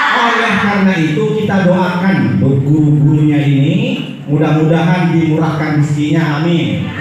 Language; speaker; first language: Indonesian; non-native, local second language; Madurese